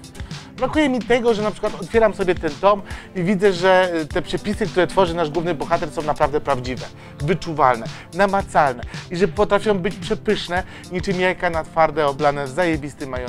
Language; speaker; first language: Polish; native; Polish